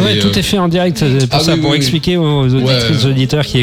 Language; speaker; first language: French; native; French